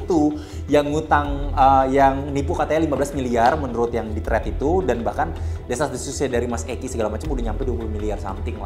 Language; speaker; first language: Indonesian; native; Indonesian